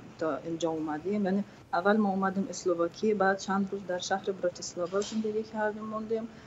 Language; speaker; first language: Persian; non-native, fluent; Ukrainian